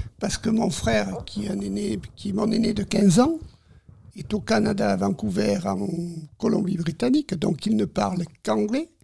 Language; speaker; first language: French; native; French